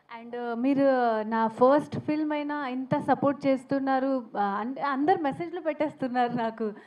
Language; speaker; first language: Telugu; non-native, fluent; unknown